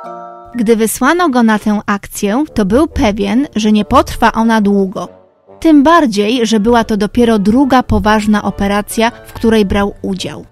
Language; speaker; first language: Polish; native; Polish